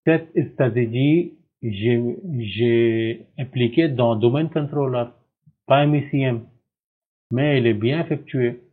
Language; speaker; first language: French; non-native, learner; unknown